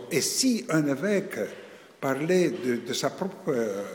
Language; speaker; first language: French; non-native, fluent; Greek